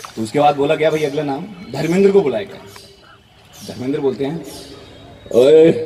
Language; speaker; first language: Hindi; native; Hindi